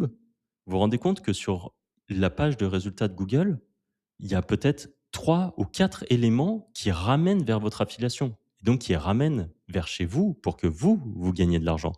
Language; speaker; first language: French; native; French